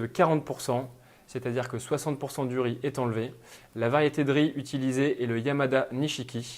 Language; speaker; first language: French; native; French